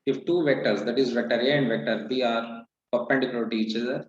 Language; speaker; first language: English; non-native, local second language; Kannada